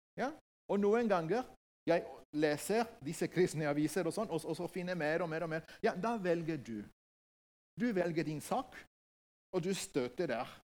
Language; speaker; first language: Norwegian; non-native, fluent; Spanish